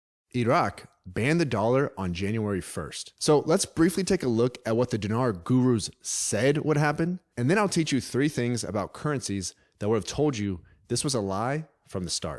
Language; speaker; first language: English; native; English